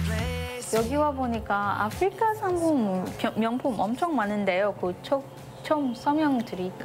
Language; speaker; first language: Korean; non-native, learner; Igbo